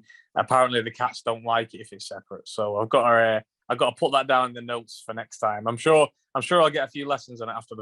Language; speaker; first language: English; native; English